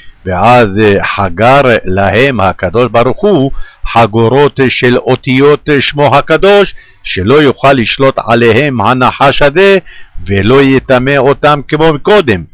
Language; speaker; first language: Hebrew; native; Hebrew